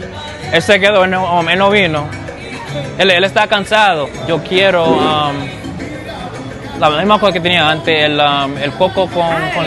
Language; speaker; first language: Spanish; non-native, learner; English